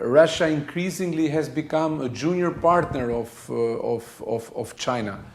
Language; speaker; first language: English; non-native, fluent; Albanian